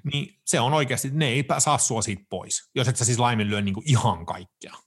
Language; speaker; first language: Finnish; early bilingual, heritage; Finnish